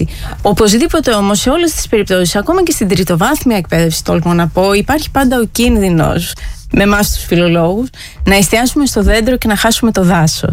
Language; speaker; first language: Greek; native; Greek